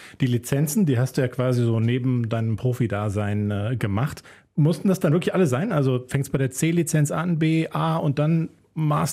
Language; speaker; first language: German; native; German